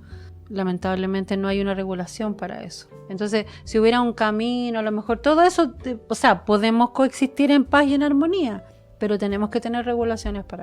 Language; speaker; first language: Spanish; native; Spanish